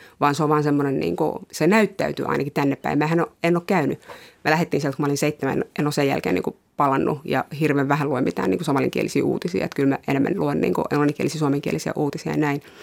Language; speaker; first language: Finnish; early bilingual, other home language; Somali